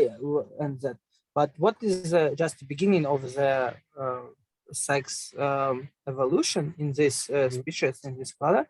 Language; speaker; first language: English; non-native, learner; Russian